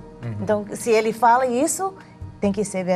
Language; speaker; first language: Portuguese; non-native, learner; English